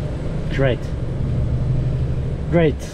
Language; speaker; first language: English; non-native, fluent; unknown